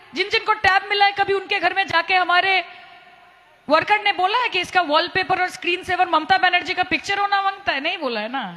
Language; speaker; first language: Hindi; non-native, local second language; Bangla